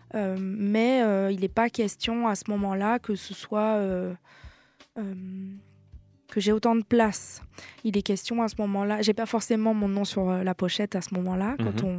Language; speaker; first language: French; native; French